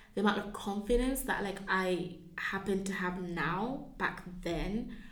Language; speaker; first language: English; native; English